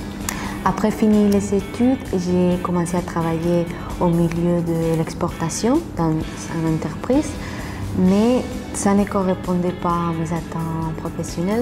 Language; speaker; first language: French; non-native, fluent; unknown